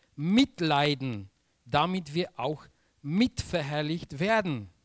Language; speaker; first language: German; non-native, fluent; Polish